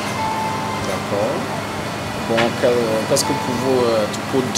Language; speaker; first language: French; non-native, fluent; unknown